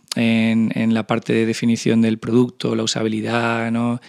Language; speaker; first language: Spanish; native; Spanish